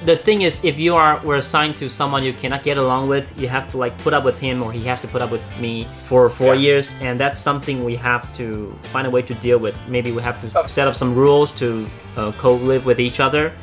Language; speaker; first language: English; non-native, fluent; Chinese